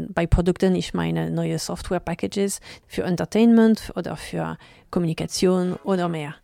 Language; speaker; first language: German; non-native, learner; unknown